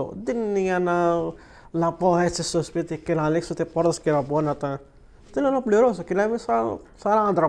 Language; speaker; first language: Greek; non-native, fluent; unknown